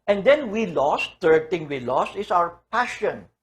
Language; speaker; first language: English; non-native, local second language; Filipino